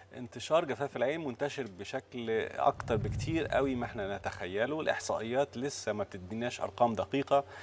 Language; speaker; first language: Arabic; native; Arabic